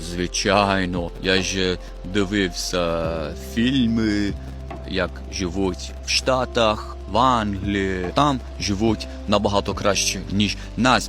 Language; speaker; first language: Ukrainian; non-native, fluent; English